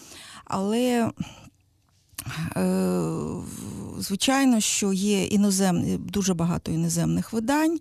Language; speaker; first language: Ukrainian; native; Ukrainian